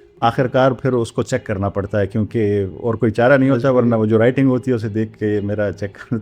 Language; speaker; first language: Urdu; non-native, local second language; Pashto